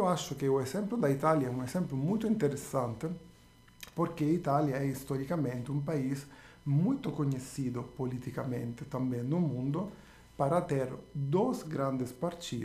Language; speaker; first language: Portuguese; non-native, fluent; Italian